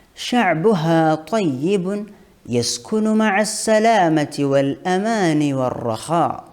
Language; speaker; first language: Arabic; non-native, fluent; Malayalam